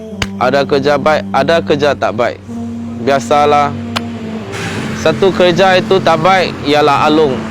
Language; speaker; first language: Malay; non-native, local second language; Chinese